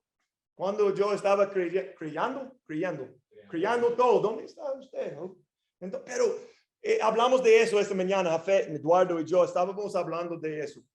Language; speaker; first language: Spanish; non-native, fluent; English